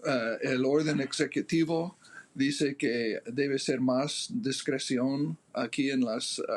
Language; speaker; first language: Spanish; non-native, fluent; English